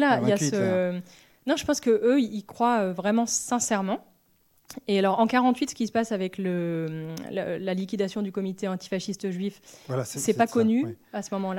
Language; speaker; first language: French; native; French